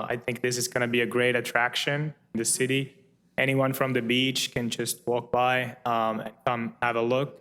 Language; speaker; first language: English; non-native, fluent; Finnish